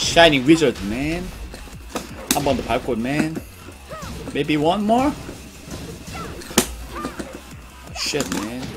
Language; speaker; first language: English; non-native, learner; Korean